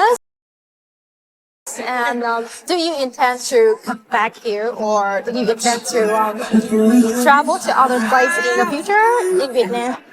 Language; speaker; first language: English; non-native, learner; Vietnamese